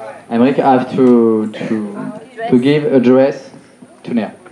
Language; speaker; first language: French; native; French